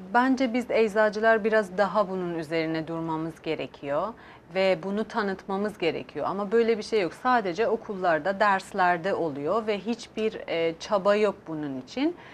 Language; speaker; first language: Turkish; non-native, fluent; Persian